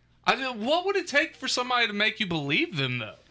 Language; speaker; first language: English; native; English